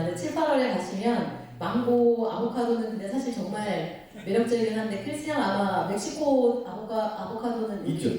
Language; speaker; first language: Korean; native; Korean